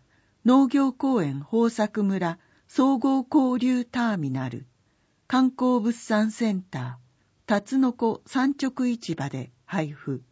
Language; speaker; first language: Japanese; native; Japanese